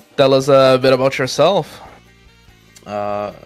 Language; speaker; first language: English; native; English